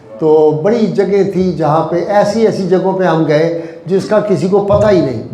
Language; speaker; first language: Urdu; non-native, local second language; Punjabi